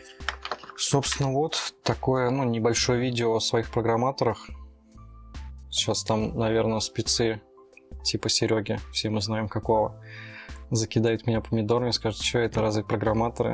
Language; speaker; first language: Russian; native; Russian